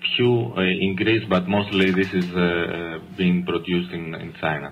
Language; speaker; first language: English; non-native, fluent; Greek